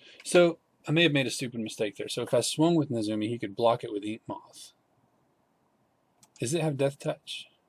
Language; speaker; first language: English; native; English